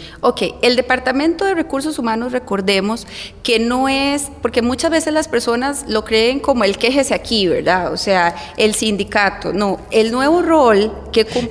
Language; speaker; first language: Spanish; native; Spanish